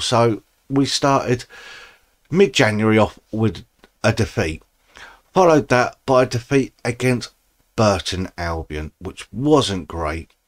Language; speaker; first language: English; native; English